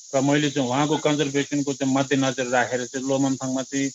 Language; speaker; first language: Nepali; non-native, local second language; Tibetan